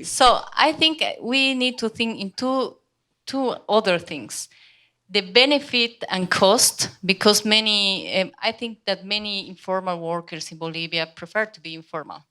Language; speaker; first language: English; non-native, fluent; Spanish